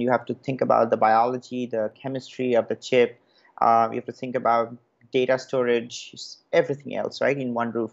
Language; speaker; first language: English; non-native, local second language; Bangla